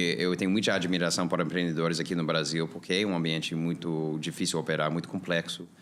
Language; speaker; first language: Portuguese; non-native, fluent; English